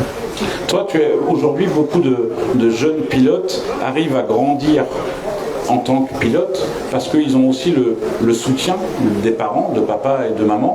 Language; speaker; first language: French; native; French